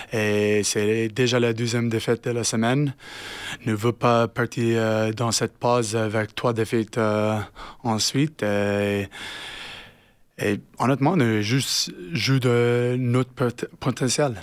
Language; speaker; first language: French; non-native, learner; English